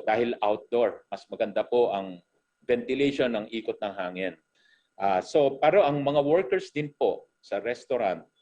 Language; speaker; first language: Filipino; native; Filipino